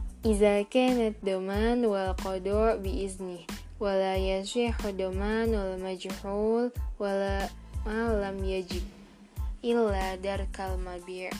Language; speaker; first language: Arabic; non-native, fluent; Indonesian